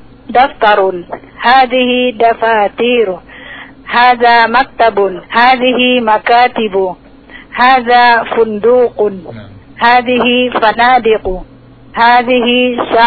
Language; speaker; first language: Arabic; non-native, learner; Indonesian